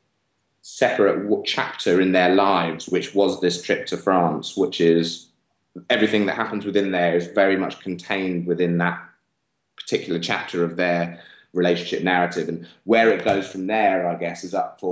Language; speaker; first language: English; native; English